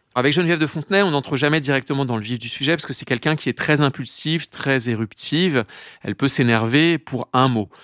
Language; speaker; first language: French; native; French